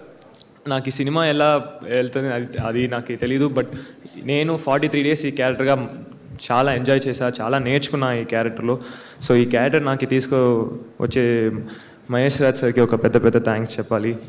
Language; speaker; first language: Telugu; non-native, learner; Tamil